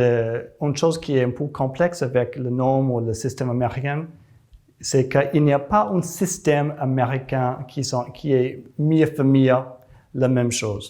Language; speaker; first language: French; non-native, learner; English